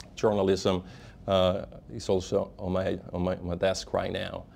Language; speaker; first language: English; non-native, fluent; Spanish